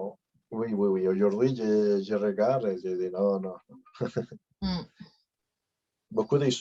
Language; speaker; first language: French; non-native, learner; Spanish